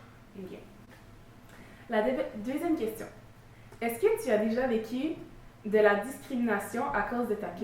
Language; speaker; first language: French; native; French